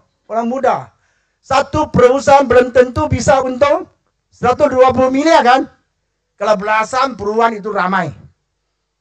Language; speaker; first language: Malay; non-native, local second language; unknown